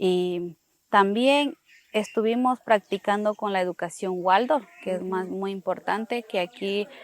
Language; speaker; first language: Spanish; non-native, local second language; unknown